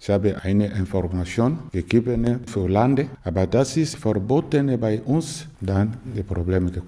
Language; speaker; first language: German; non-native, learner; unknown